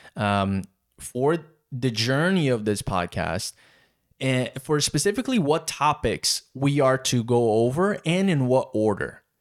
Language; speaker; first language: English; non-native, fluent; Portuguese